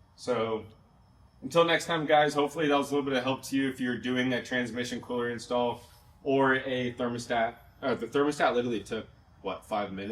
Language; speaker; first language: English; native; English